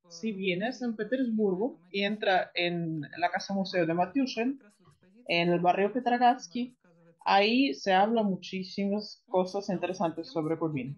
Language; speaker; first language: Spanish; non-native, fluent; Russian